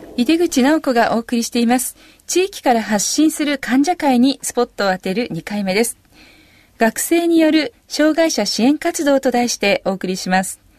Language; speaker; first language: Japanese; native; Japanese